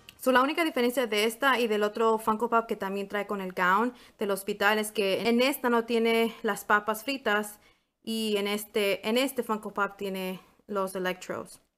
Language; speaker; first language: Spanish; early bilingual, heritage; Spanish